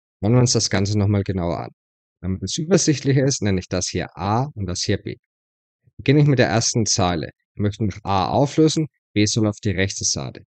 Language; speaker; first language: German; native; German